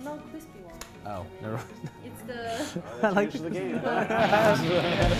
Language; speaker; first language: English; native; English